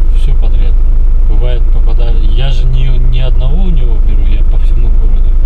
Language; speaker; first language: Russian; non-native, fluent; Uzbek